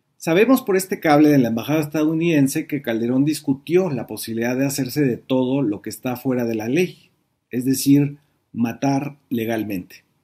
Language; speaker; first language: Spanish; native; Spanish